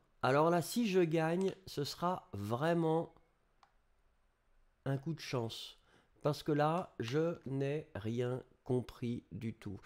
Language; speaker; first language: French; native; French